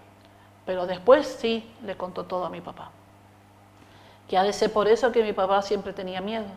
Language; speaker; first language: Spanish; native; Spanish